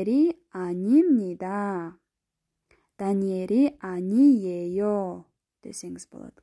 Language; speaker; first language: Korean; non-native, fluent; Kyrgyz